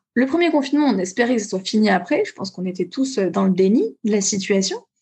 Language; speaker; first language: French; native; French